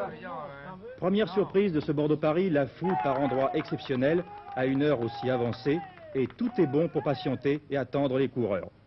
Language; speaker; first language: French; native; French